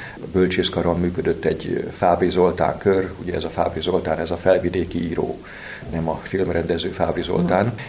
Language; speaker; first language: Hungarian; native; Hungarian